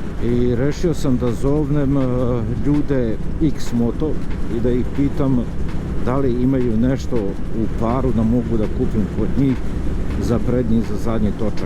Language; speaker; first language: Serbian; native; Serbian